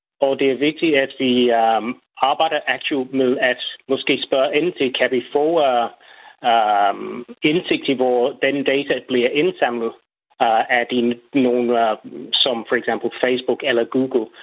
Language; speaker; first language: Danish; non-native, fluent; English